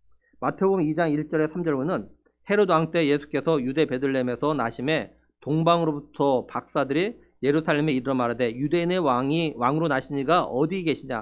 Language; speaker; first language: Korean; native; Korean